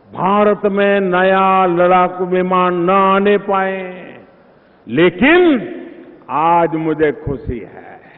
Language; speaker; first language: Hindi; non-native, local second language; Gujarati